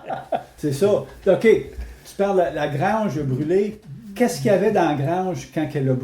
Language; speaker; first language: French; native; French